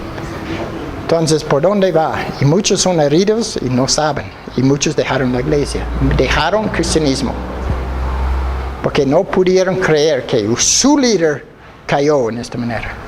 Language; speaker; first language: Spanish; non-native, fluent; English